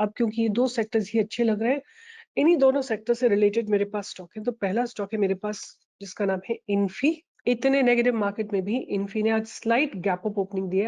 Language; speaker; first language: Hindi; native; Hindi